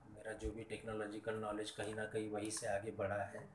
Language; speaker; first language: Hindi; non-native, local second language; Marathi